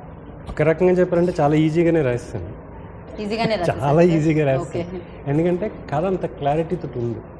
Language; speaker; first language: Telugu; native; Telugu